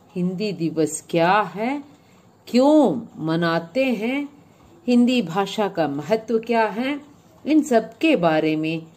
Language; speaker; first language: Hindi; non-native, local second language; Malayalam